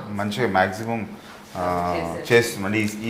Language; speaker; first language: Telugu; native; Telugu